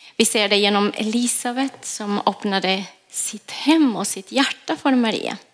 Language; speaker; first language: Swedish; non-native, fluent; Spanish